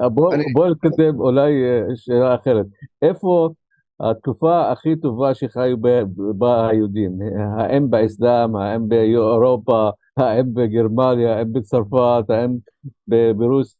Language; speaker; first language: Hebrew; non-native, local second language; Arabic